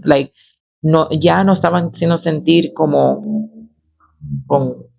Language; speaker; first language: Spanish; early bilingual, other home language; English